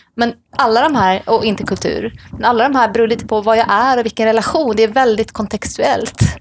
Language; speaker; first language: Swedish; native; Swedish